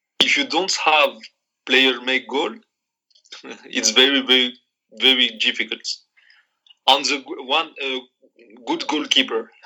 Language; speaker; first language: English; non-native, learner; Arabic